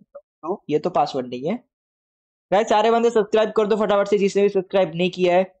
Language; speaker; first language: Hindi; non-native, local second language; Gujarati